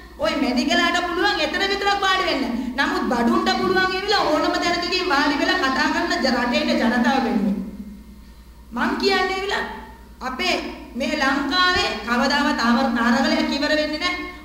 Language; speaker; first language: Sinhala; non-native, local second language; Tamil